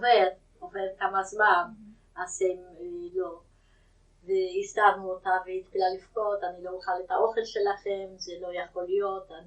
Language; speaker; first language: Hebrew; non-native, fluent; Yiddish